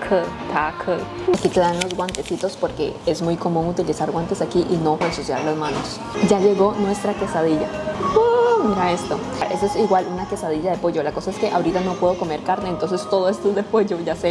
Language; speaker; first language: Spanish; native; Spanish